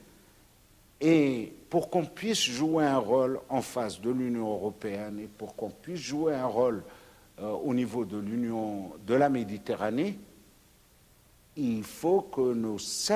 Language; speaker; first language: French; non-native, local second language; Arabic